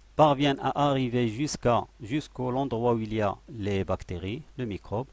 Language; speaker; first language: French; non-native, local second language; Arabic